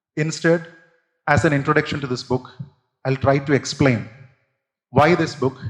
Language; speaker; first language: English; non-native, local second language; Malayalam